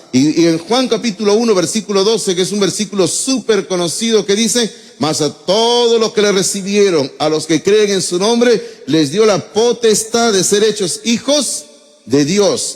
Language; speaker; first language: Spanish; native; Spanish